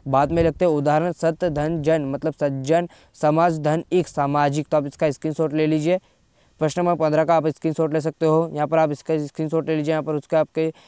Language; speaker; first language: Hindi; native; Hindi